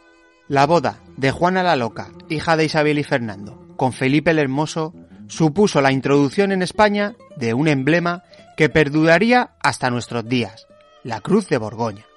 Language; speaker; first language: Spanish; native; Spanish